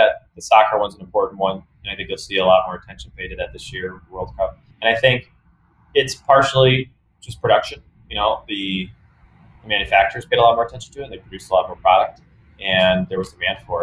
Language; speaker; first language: English; native; English